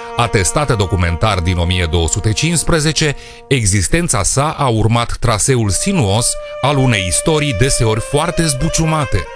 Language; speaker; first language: Romanian; native; Romanian